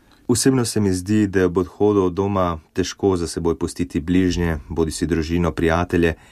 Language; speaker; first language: Slovenian; native; Slovenian